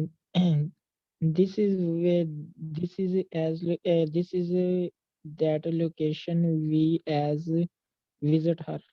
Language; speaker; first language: English; non-native, learner; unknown